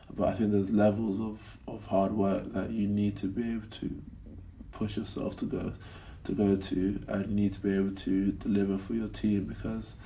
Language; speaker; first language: English; native; English